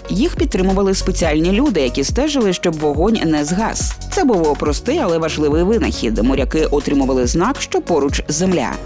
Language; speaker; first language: Ukrainian; native; Ukrainian